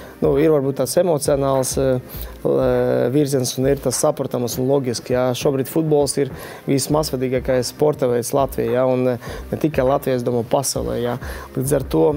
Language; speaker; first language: Latvian; non-native, local second language; Russian